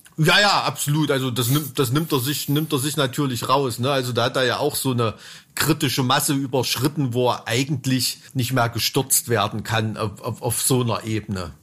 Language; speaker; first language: German; native; German